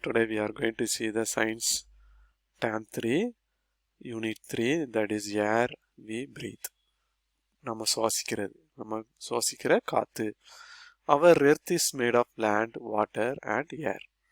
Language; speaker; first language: English; non-native, local second language; Tamil